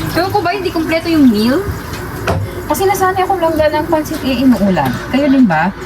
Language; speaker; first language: Filipino; non-native, local second language; Cebuano